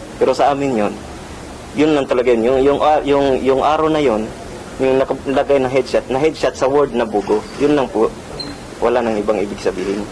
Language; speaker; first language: Filipino; non-native, local second language; Cebuano